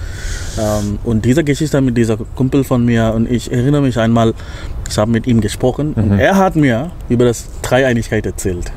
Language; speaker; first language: German; non-native, fluent; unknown